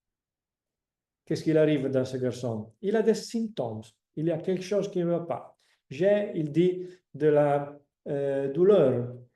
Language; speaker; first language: French; non-native, fluent; Italian